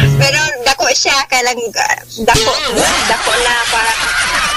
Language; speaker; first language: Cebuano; non-native, local second language; Filipino